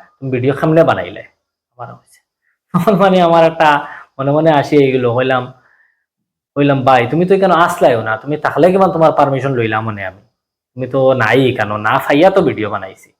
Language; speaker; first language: Bangla; native; Bangla